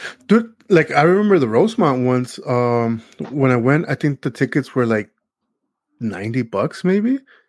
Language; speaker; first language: English; early bilingual, other home language; Spanish